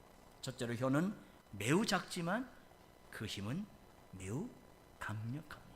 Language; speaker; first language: Korean; native; Korean